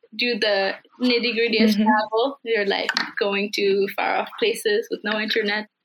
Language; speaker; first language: English; non-native, local second language; Nepali